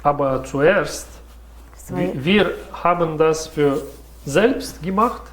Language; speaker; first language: German; non-native, learner; Russian